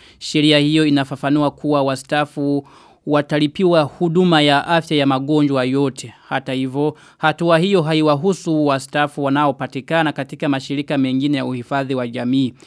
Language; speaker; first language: Swahili; non-native, local second language; Rundi